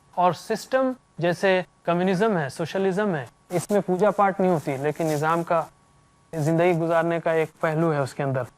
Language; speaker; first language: Urdu; native; Urdu